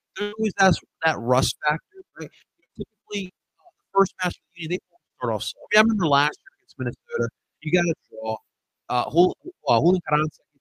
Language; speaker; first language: English; early bilingual, other home language; Spanish